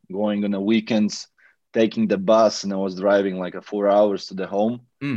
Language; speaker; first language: English; non-native, fluent; Latvian